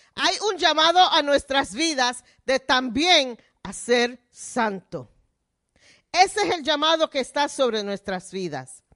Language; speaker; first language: Spanish; early bilingual, heritage; Spanish